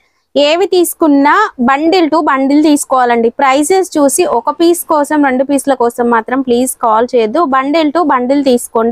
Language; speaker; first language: Telugu; native; Telugu